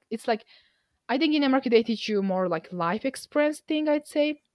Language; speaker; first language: English; non-native, fluent; Mongolian